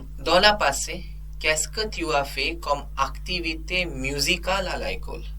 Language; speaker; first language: French; non-native, fluent; Hindi